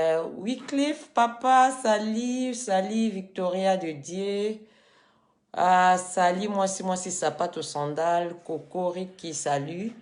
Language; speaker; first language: French; non-native, fluent; Lingala